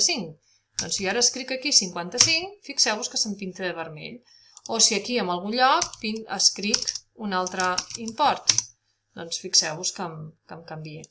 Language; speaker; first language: Catalan; native; Catalan